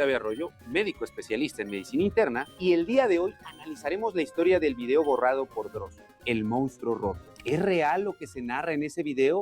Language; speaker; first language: Spanish; native; Spanish